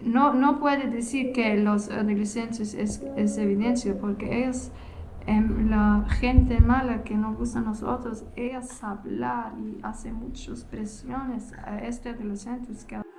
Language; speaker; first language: Spanish; non-native, learner; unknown